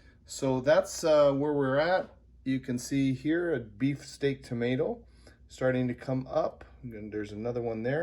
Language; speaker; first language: English; native; English